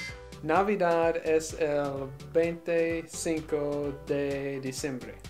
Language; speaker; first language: Spanish; non-native, learner; English